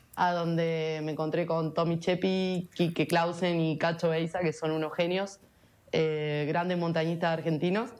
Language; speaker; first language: Spanish; native; Spanish